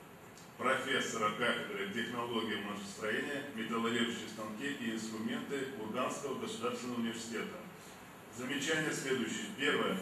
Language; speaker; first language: Russian; native; Russian